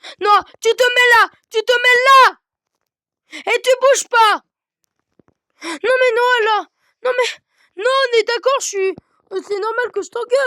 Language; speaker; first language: French; native; French